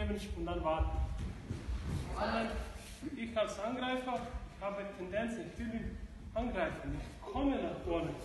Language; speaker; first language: German; non-native, learner; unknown